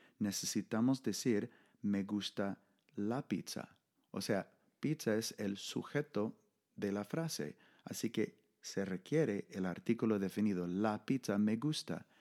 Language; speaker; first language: Spanish; non-native, fluent; English